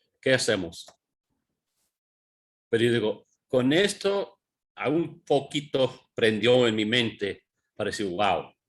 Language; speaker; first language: Spanish; non-native, fluent; English